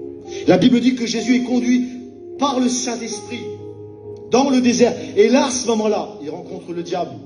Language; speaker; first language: French; native; French